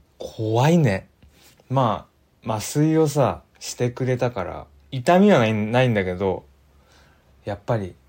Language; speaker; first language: Japanese; native; Japanese